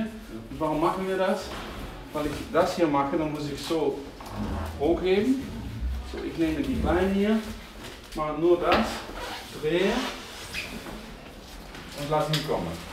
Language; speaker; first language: German; non-native, fluent; Dutch